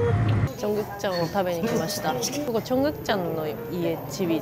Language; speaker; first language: Japanese; non-native, fluent; Korean